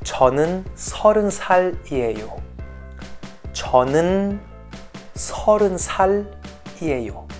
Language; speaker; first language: Korean; non-native, fluent; French